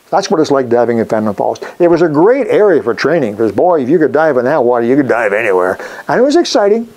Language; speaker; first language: English; native; English